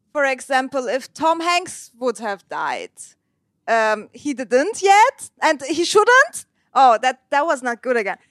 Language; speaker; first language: English; non-native, fluent; Turkish